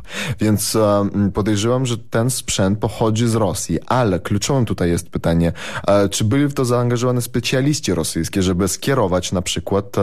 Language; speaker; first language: Polish; non-native, fluent; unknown